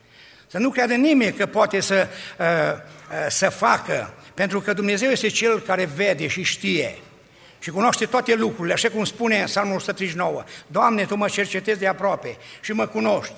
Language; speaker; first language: Romanian; native; Romanian